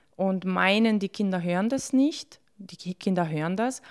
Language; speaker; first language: German; early bilingual, other home language; Bosnian